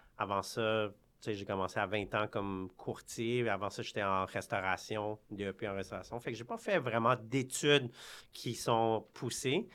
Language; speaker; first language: French; early bilingual, other home language; Khmer